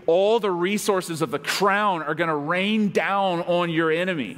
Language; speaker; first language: English; native; English